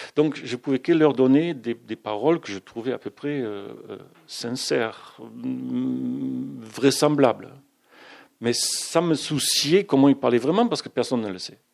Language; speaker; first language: French; non-native, fluent; German